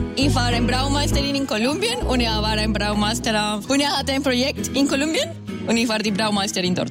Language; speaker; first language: German; non-native, learner; Spanish